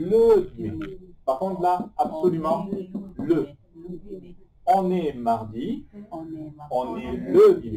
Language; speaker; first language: French; native; French